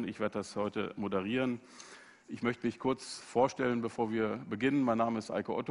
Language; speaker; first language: German; native; German